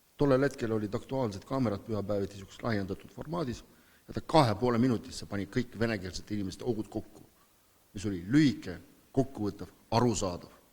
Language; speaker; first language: Estonian; non-native, local second language; Russian